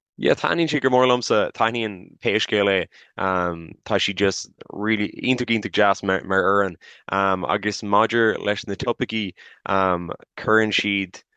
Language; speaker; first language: Irish; non-native, local second language; English